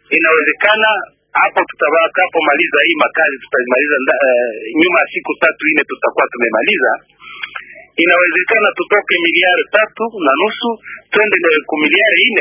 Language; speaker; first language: Swahili; non-native, local second language; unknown